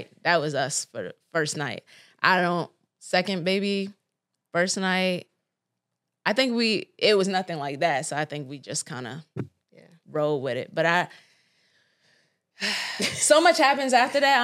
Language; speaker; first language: English; native; English